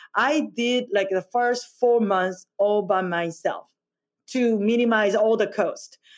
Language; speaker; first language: English; non-native, fluent; Korean